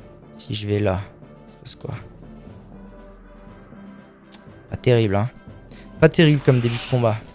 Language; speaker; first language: French; native; French